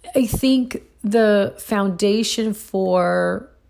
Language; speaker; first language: English; early bilingual, other home language; Spanish